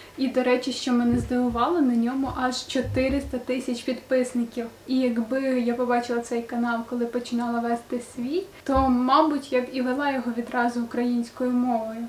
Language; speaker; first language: Ukrainian; native; Ukrainian